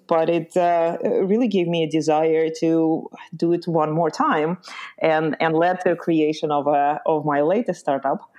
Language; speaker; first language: English; early bilingual, other home language; Lithuanian